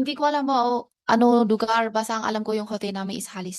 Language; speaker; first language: Filipino; non-native, learner; Chinese